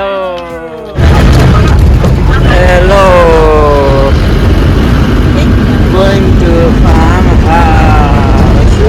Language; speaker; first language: English; non-native, local second language; Nepali